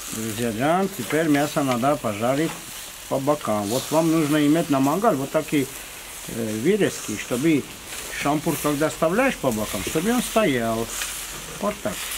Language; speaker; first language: Russian; non-native, fluent; Armenian